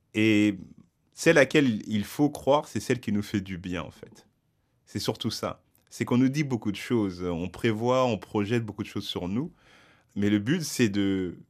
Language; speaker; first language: French; native; French